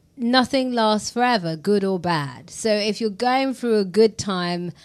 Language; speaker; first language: English; native; English